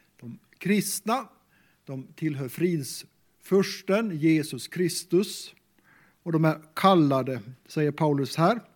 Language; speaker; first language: Swedish; native; Swedish